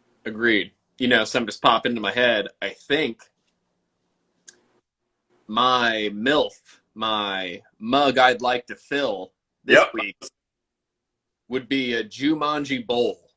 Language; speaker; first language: English; native; English